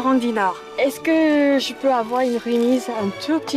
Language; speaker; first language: French; non-native, learner; Korean